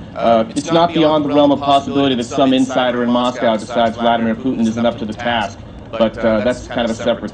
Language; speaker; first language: English; native; English